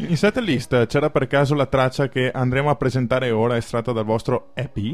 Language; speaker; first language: Italian; native; Italian